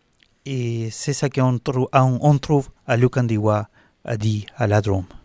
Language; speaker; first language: French; non-native, learner; Spanish